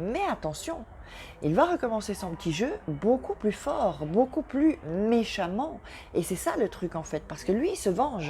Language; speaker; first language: French; native; French